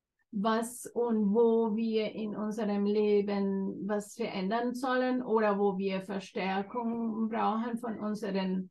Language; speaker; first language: German; non-native, fluent; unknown